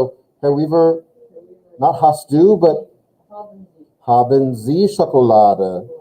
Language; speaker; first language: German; non-native, fluent; English